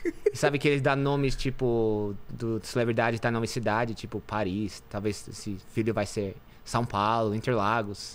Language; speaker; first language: Portuguese; non-native, fluent; English